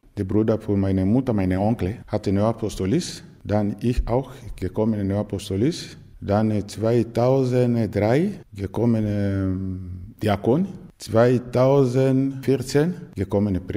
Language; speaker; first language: German; non-native, learner; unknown